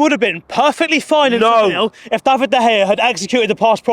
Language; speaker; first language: English; native; English